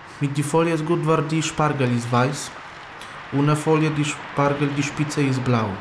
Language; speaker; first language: German; non-native, learner; Polish